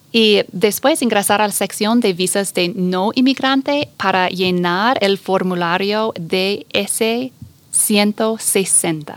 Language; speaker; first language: Spanish; non-native, fluent; English